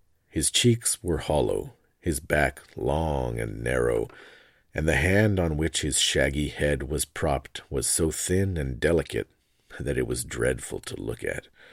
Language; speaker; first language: English; native; English